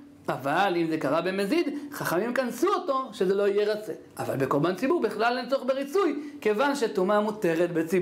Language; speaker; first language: Hebrew; native; Hebrew